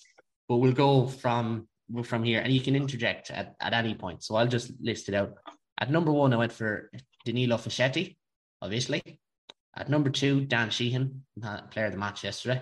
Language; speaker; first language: English; native; English